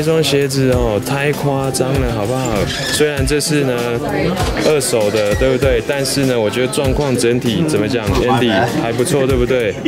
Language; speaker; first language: Chinese; native; Chinese